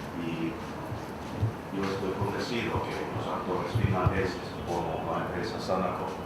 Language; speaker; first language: Spanish; non-native, fluent; Finnish